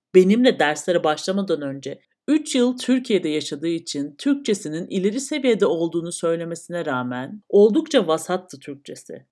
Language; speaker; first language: Turkish; native; Turkish